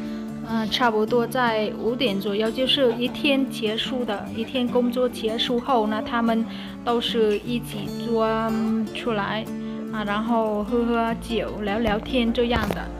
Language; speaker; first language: Chinese; non-native, fluent; Vietnamese